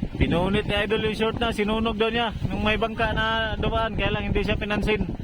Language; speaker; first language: Filipino; non-native, local second language; Cebuano